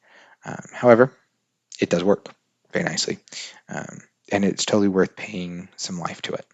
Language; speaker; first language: English; native; English